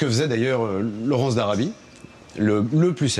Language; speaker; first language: French; native; French